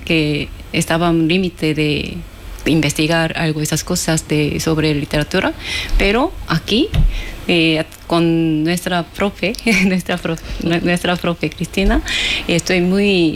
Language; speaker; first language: Spanish; non-native, fluent; Korean